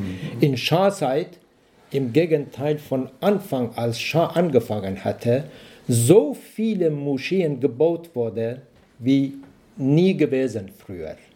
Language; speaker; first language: German; non-native, learner; Persian